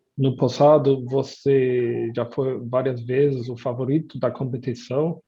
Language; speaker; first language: Portuguese; non-native, fluent; German